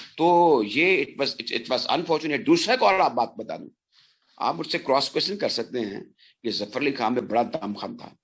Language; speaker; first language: Urdu; non-native, local second language; Punjabi